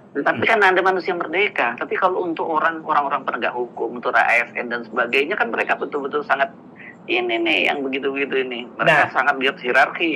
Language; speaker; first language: Indonesian; native; Indonesian